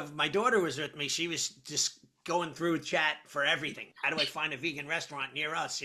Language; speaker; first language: English; native; English